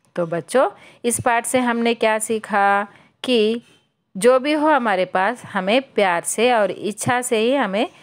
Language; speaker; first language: Hindi; non-native, local second language; Telugu